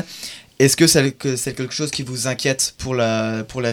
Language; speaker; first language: French; native; French